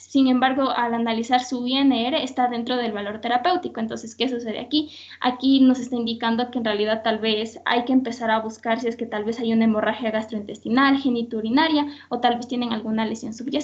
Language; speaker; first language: Spanish; native; Spanish